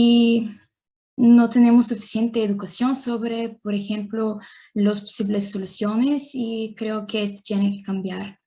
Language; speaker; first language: Spanish; non-native, fluent; Bulgarian